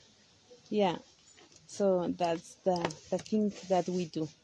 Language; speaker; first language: English; non-native, local second language; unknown